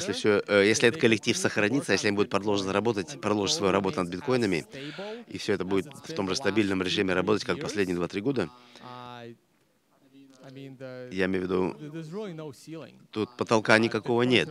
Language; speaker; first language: Russian; native; Russian